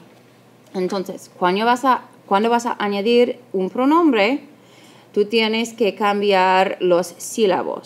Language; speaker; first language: Spanish; non-native, fluent; English